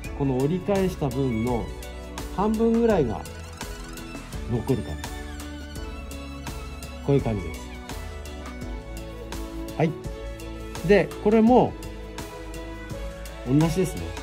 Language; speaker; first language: Japanese; native; Japanese